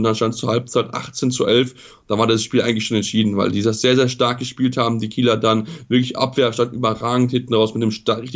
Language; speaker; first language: German; native; German